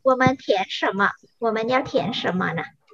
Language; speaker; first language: Chinese; non-native, fluent; Vietnamese